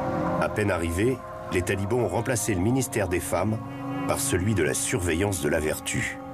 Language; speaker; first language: French; native; French